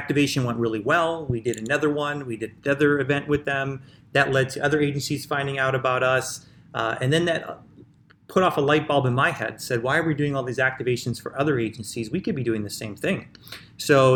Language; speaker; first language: English; native; English